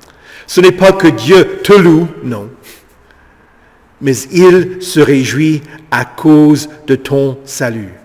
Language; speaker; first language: French; native; French